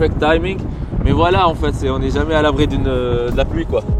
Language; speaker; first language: French; native; French